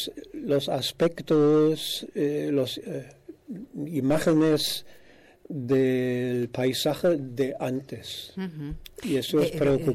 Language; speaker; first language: Spanish; non-native, fluent; German